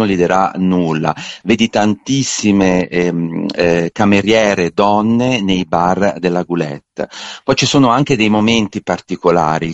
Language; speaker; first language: Italian; native; Italian